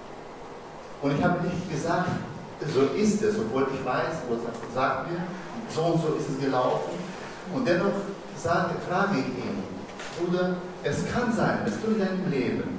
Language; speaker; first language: German; non-native, fluent; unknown